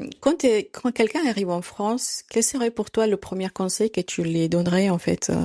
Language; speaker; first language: French; non-native, fluent; Spanish